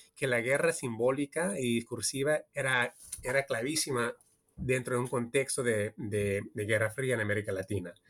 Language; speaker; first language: Spanish; early bilingual, heritage; Spanish